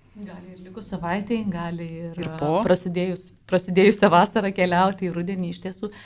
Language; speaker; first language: Lithuanian; native; Lithuanian